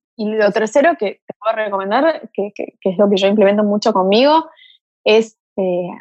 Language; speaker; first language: Spanish; early bilingual, other home language; Portuguese